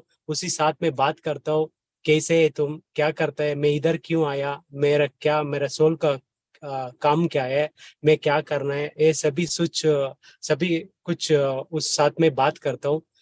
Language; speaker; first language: Hindi; non-native, learner; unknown